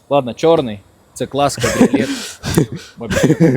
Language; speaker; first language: Russian; native; Russian